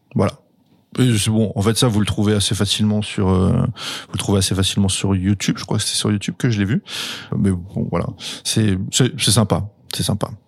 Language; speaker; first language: French; native; French